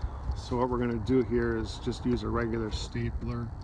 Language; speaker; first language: English; native; English